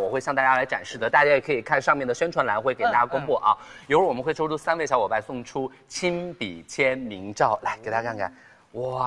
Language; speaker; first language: Chinese; native; Chinese